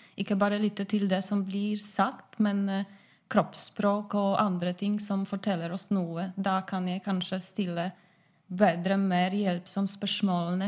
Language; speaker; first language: Norwegian; non-native, fluent; Polish